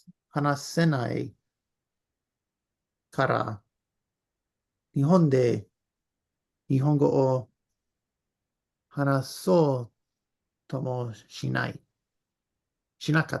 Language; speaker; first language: Japanese; non-native, learner; English